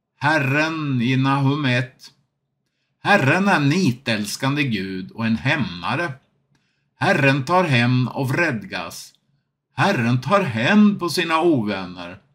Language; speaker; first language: Swedish; native; Swedish